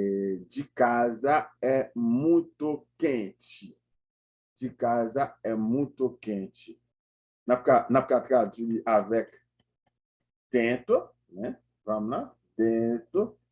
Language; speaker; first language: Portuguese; non-native, learner; Haitian Creole